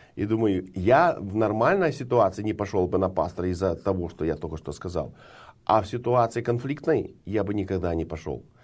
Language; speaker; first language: Russian; non-native, local second language; Ukrainian